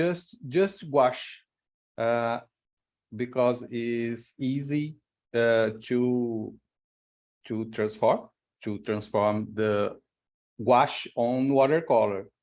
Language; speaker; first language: English; non-native, learner; Portuguese